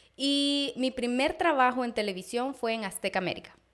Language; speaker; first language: Spanish; native; Spanish